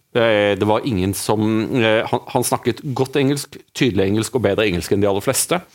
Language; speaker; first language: Norwegian; native; Norwegian